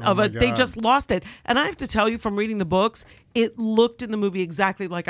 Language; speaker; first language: English; native; English